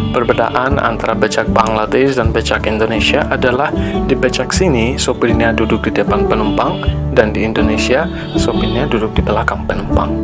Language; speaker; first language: Indonesian; non-native, fluent; Bangla